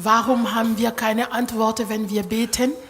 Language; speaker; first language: German; non-native, learner; Lingala